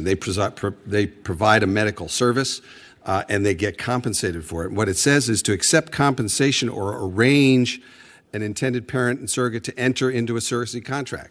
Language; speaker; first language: English; native; English